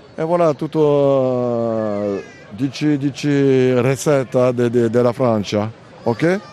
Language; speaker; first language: Italian; non-native, learner; French